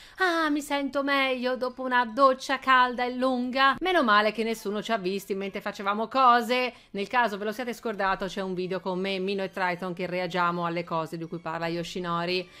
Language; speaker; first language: Italian; native; Italian